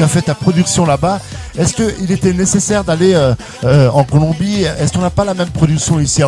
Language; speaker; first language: French; native; French